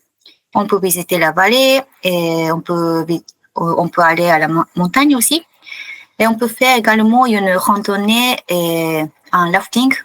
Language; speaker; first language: French; non-native, fluent; Japanese